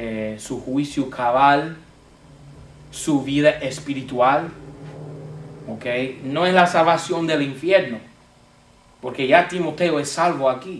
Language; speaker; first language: Spanish; non-native, fluent; English